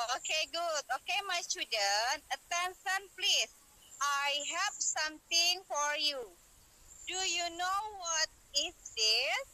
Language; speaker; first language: English; non-native, learner; Indonesian